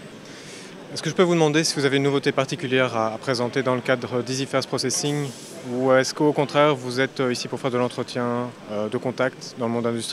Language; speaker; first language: French; native; French